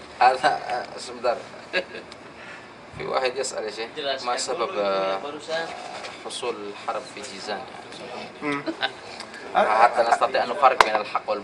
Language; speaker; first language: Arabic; non-native, fluent; Indonesian